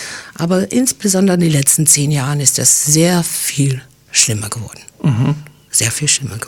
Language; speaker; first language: German; non-native, fluent; English